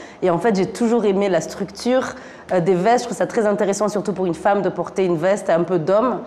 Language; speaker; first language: French; native; French